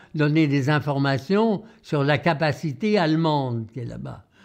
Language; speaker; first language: French; native; French